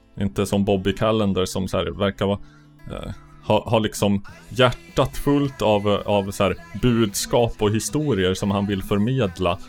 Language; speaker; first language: Swedish; native; Swedish